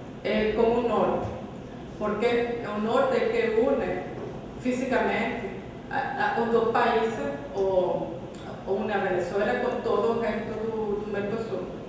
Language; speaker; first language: Portuguese; non-native, fluent; Spanish